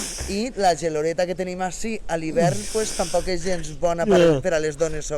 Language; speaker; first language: Catalan; native; Catalan